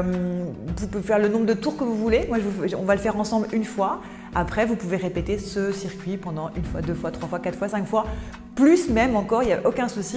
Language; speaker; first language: French; native; French